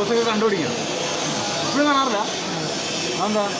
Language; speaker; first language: Malayalam; native; Malayalam